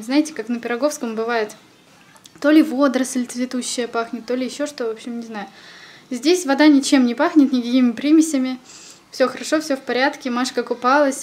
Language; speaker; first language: Russian; native; Russian